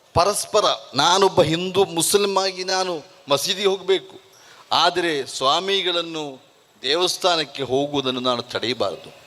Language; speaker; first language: Kannada; non-native, local second language; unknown